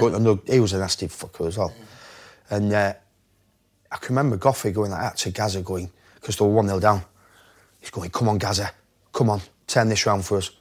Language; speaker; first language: English; native; English